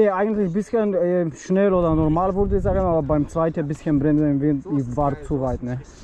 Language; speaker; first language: German; non-native, fluent; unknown